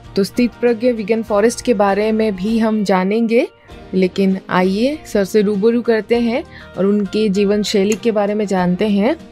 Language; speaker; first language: Hindi; native; Hindi